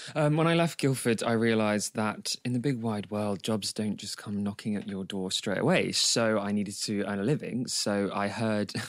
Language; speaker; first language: English; native; English